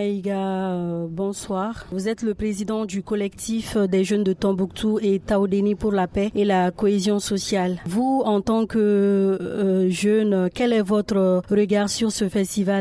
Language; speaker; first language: French; non-native, local second language; Bambara